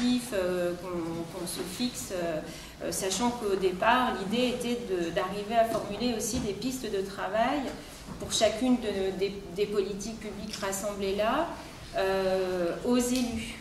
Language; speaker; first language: French; native; French